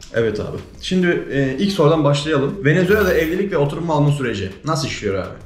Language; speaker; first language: Turkish; native; Turkish